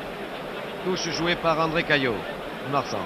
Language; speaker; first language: French; native; French